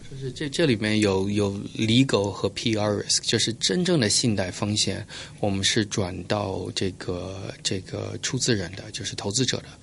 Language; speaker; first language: Chinese; early bilingual, heritage; Chinese